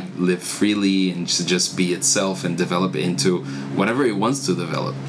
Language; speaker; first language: English; non-native, fluent; Portuguese